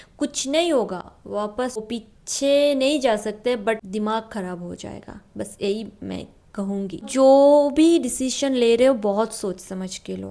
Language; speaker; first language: Hindi; non-native, local second language; Bangla